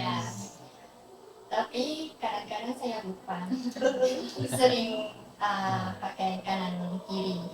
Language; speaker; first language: Indonesian; non-native, fluent; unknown